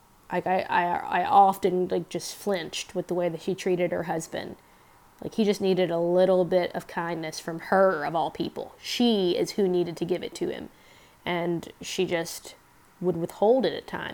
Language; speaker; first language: English; native; English